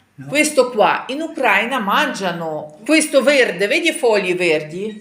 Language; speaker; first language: Italian; non-native, learner; Ukrainian